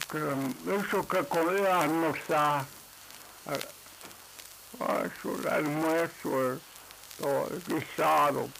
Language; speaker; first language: Spanish; non-native, local second language; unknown